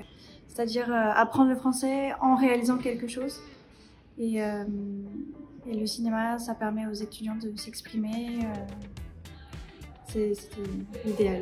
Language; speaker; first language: French; non-native, fluent; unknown